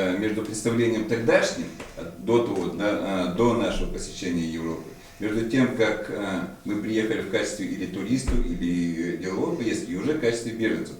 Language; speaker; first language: Russian; non-native, local second language; Chechen